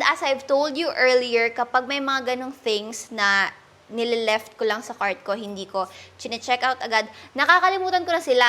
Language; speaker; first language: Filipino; native; Filipino